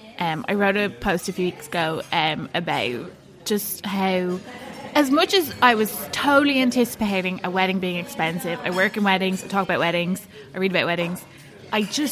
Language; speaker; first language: English; native; English